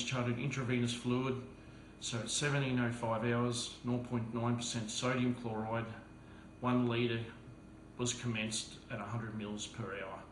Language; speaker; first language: English; native; English